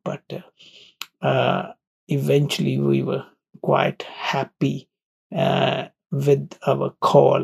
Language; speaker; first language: English; non-native, local second language; Punjabi